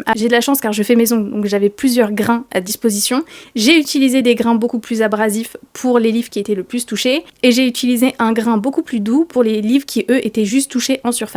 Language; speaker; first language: French; native; French